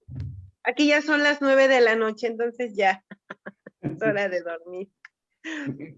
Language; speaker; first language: Spanish; native; Spanish